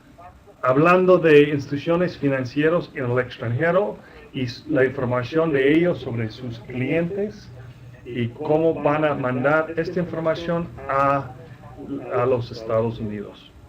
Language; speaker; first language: Spanish; non-native, fluent; English